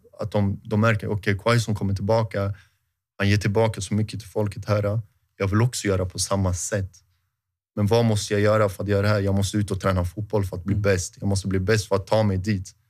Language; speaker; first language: Swedish; native; Swedish